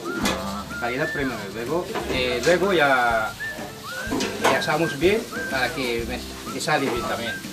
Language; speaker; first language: Spanish; native; Spanish